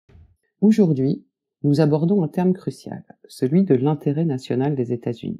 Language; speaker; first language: French; native; French